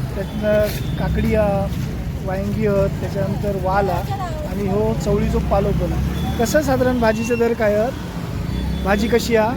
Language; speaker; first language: Marathi; native; Marathi